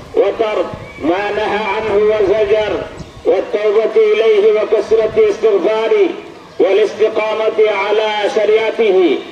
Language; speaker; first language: Arabic; non-native, fluent; Bangla